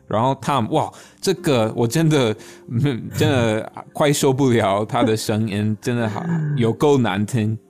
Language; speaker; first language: Chinese; non-native, fluent; English